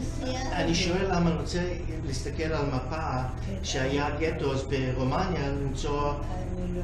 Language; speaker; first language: Hebrew; early bilingual, heritage; English